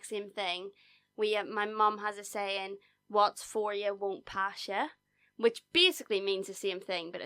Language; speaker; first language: English; native; English